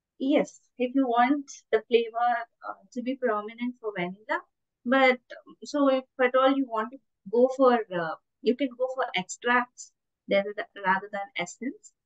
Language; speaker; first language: English; non-native, local second language; Tamil